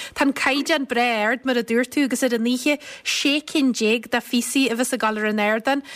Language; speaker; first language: Irish; native; Irish